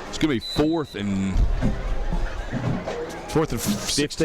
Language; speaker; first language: English; native; English